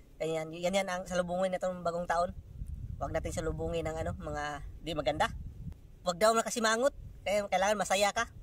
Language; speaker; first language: Filipino; non-native, local second language; Cebuano